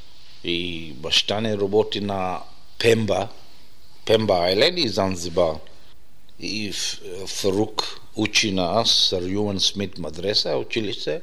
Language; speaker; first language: Bulgarian; non-native, learner; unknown